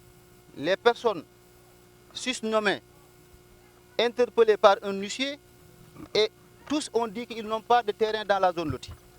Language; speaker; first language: French; non-native, local second language; Wolof